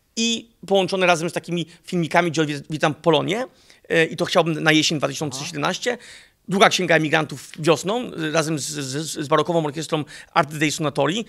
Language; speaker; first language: Polish; early bilingual, heritage; Danish